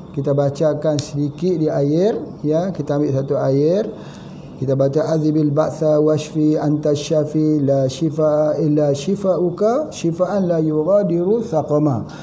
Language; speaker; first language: Malay; native; Malay